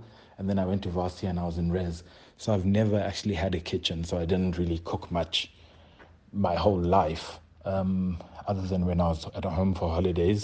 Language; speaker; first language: English; non-native, local second language; Xhosa